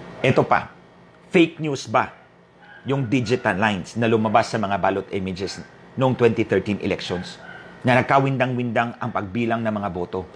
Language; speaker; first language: Filipino; non-native, local second language; Waray